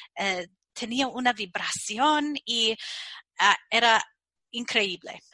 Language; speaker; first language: Spanish; non-native, fluent; English